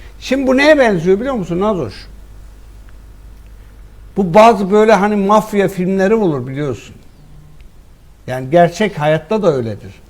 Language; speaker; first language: Turkish; native; Turkish